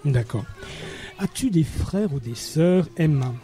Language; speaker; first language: French; native; French